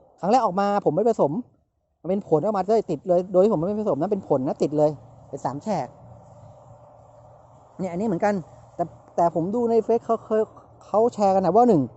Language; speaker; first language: Thai; native; Thai